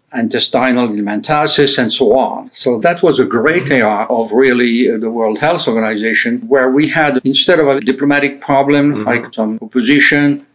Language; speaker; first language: English; non-native, fluent; French